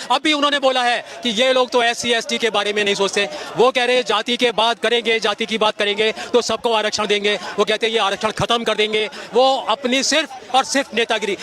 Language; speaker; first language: Hindi; native; Hindi